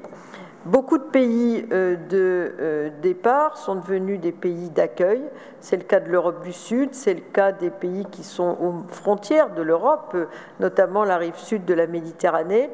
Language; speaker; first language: French; native; French